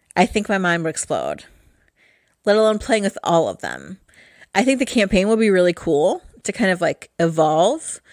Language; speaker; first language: English; native; English